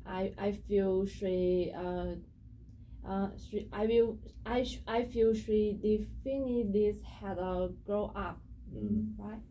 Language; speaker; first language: English; non-native, learner; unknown